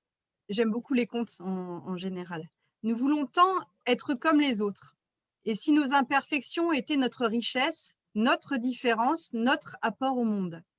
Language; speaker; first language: French; native; French